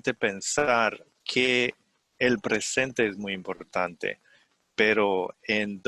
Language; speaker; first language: Spanish; non-native, fluent; Romanian